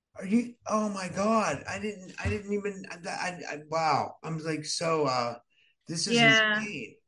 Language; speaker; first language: English; early bilingual, other home language; Arabic